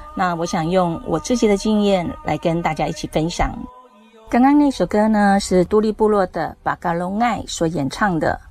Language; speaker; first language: Chinese; native; Chinese